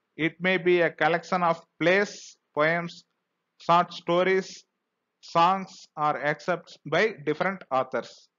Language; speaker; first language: English; non-native, local second language; Tamil